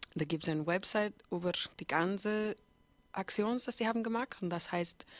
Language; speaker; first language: German; non-native, learner; English